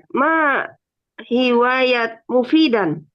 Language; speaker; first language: Arabic; non-native, learner; Indonesian